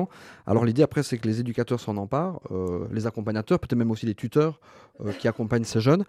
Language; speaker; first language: French; native; French